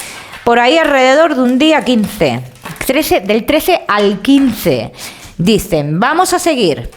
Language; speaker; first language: Spanish; native; Spanish